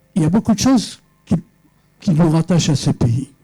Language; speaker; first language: French; non-native, local second language; Arabic